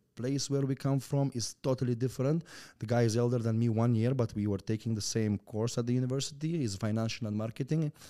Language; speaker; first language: English; non-native, fluent; Russian